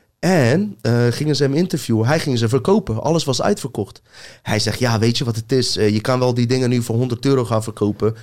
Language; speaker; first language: Dutch; early bilingual, other home language; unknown